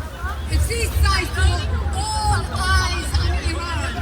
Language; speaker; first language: German; non-native, fluent; Persian